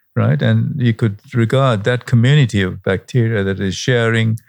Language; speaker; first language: English; non-native, local second language; Sinhala